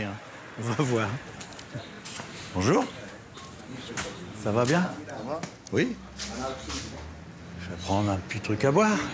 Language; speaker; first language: French; native; French